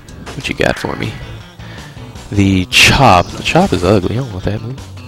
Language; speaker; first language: English; native; English